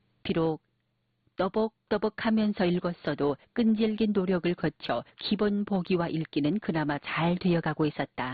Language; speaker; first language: Korean; native; Korean